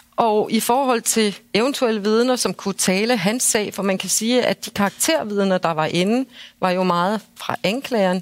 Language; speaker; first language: Danish; native; Danish